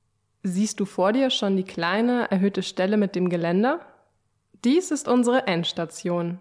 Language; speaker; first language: German; native; German